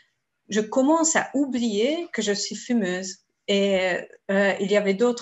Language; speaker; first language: French; non-native, fluent; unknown